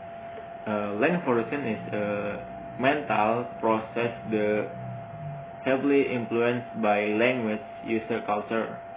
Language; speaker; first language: English; non-native, learner; Indonesian